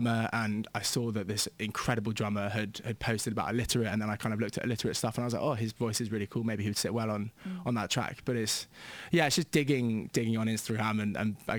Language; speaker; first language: English; native; English